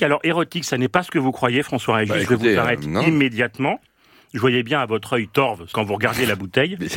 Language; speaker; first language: French; native; French